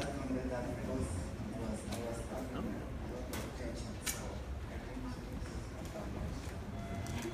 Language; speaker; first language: English; non-native, learner; Kalenjin